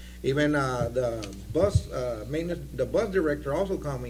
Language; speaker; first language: English; early bilingual, other home language; Spanish